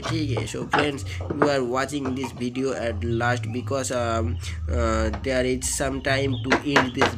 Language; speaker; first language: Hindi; non-native, local second language; Bangla